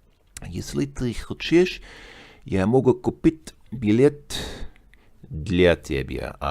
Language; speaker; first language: Russian; non-native, learner; English